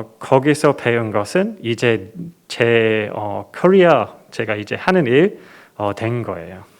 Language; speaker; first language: Korean; non-native, fluent; English